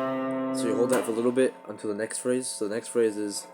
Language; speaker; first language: English; native; English